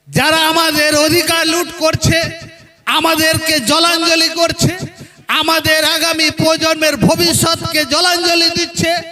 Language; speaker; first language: Bangla; non-native, local second language; Santali